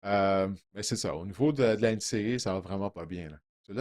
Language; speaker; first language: French; native; French